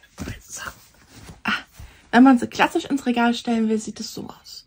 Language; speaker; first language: German; native; German